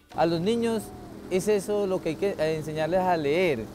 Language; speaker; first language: Spanish; native; Spanish